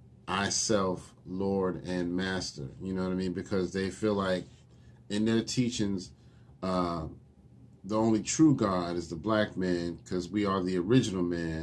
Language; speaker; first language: English; native; English